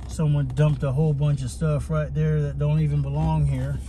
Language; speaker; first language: English; native; English